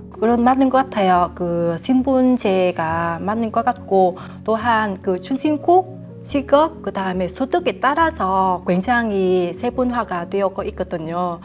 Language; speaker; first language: Korean; non-native, fluent; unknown